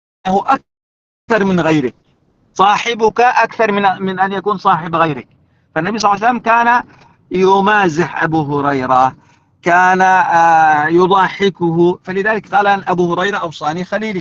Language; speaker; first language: Arabic; native; Arabic